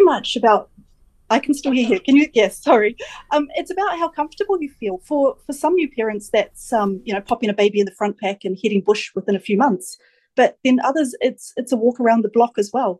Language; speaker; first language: English; native; English